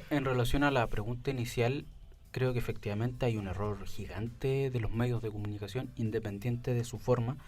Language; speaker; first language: Spanish; native; Spanish